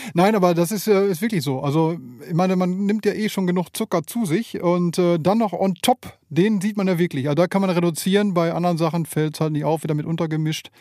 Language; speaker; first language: German; native; German